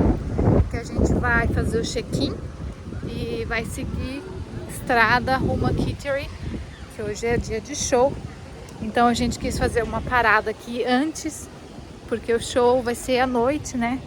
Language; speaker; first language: Portuguese; native; Portuguese